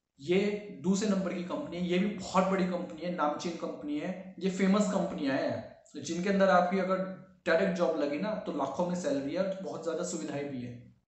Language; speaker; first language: Hindi; native; Hindi